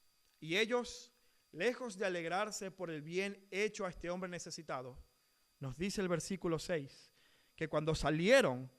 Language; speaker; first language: Spanish; native; Spanish